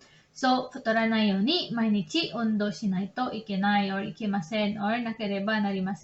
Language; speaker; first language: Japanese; non-native, learner; Filipino